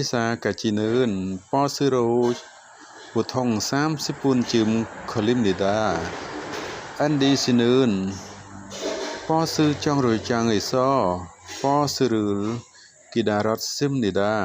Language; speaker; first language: Korean; non-native, fluent; Khmer